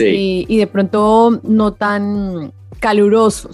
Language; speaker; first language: Spanish; native; Spanish